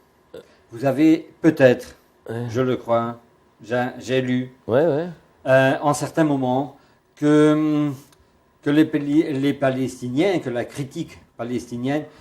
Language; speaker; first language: French; non-native, fluent; Portuguese